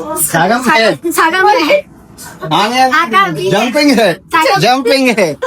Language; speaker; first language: Hindi; non-native, local second language; Telugu